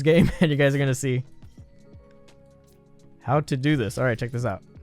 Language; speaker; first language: English; native; English